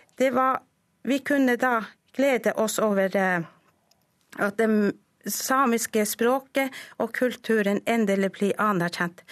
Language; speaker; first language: Norwegian; non-native, local second language; Northern Sami